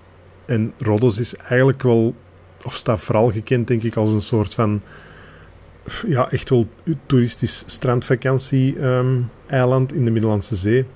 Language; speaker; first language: Dutch; native; Dutch